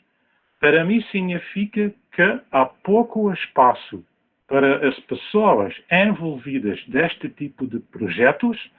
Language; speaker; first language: Portuguese; non-native, fluent; Dutch